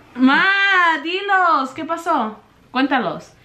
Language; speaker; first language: Spanish; early bilingual, heritage; Spanish